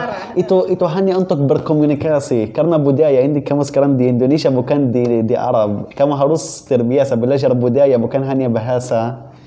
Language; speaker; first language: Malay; non-native, fluent; Arabic